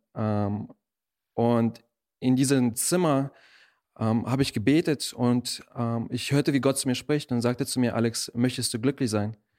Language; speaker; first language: German; early bilingual, other home language; Russian